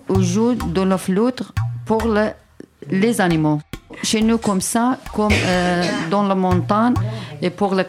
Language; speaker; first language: French; non-native, learner; Kurdish